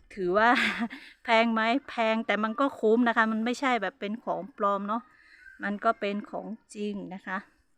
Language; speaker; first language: Thai; non-native, local second language; Hmong